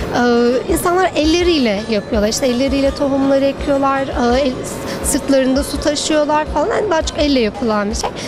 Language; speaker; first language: Turkish; native; Turkish